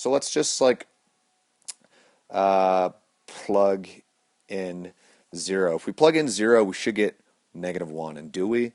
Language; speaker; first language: English; native; English